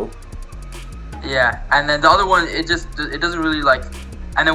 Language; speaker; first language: English; native; English